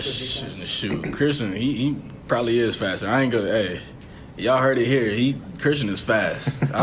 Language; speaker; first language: English; native; English